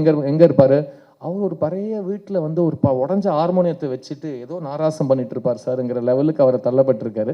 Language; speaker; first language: Tamil; native; Tamil